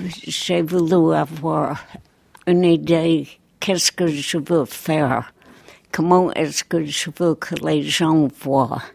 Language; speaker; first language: French; non-native, fluent; English